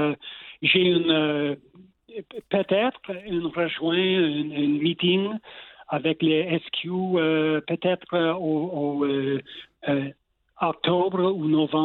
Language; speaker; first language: French; non-native, local second language; English